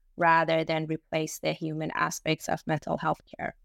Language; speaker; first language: English; early bilingual, other home language; Persian